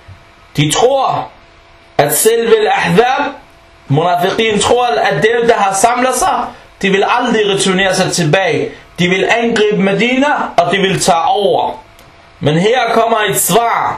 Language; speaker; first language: Danish; early bilingual, other home language; Arabic